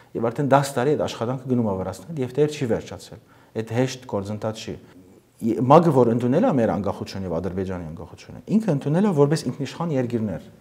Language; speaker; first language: Armenian; early bilingual, heritage; Armenian